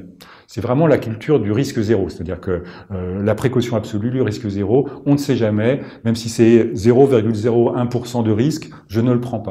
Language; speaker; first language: French; native; French